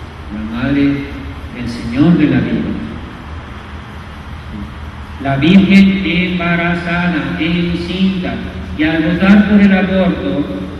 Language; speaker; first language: Spanish; native; Spanish